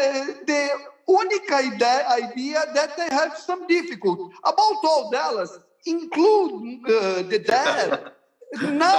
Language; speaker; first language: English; non-native, learner; Portuguese